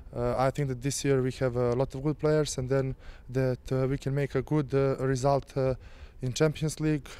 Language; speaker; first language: English; non-native, fluent; Serbian